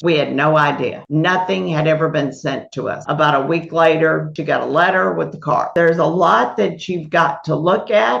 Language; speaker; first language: English; native; English